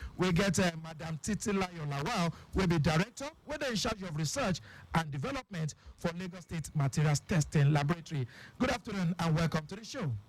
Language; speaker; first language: Nigerian Pidgin; non-native, local second language; Yoruba